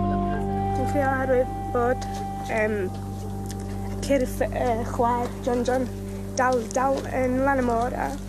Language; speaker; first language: Welsh; non-native, local second language; English